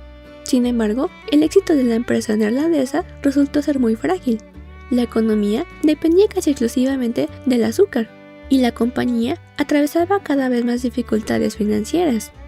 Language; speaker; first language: Spanish; native; Spanish